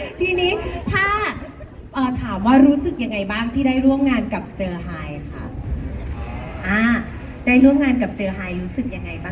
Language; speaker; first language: Thai; native; Thai